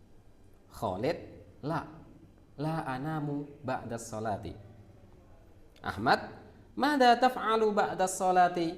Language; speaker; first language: Arabic; non-native, fluent; Indonesian